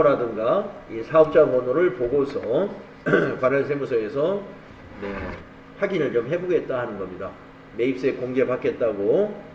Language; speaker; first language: Korean; native; Korean